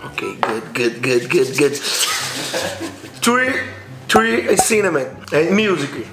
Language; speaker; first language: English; non-native, learner; Portuguese